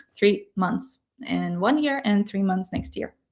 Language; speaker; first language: English; non-native, fluent; Ukrainian